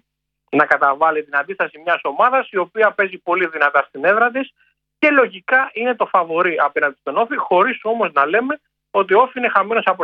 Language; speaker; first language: Greek; native; Greek